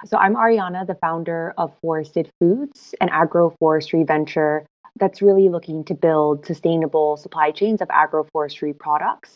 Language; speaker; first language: English; non-native, local second language; Cantonese